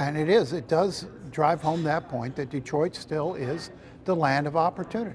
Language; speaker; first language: English; native; English